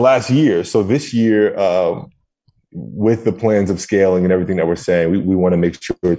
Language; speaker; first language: English; native; English